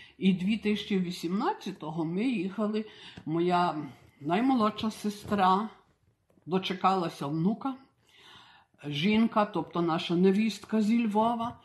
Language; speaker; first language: Ukrainian; early bilingual, heritage; Ukrainian